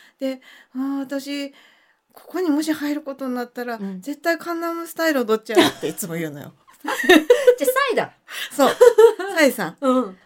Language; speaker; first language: Japanese; native; Japanese